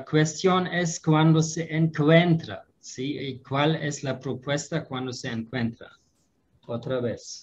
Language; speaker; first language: Spanish; non-native, fluent; German